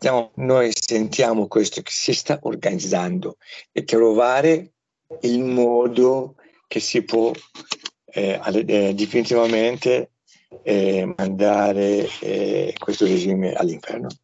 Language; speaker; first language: Italian; non-native, fluent; Persian